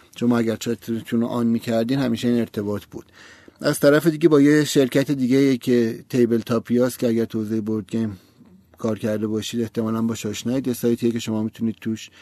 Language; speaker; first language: Persian; native; Persian